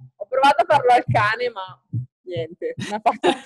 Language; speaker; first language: Italian; native; Italian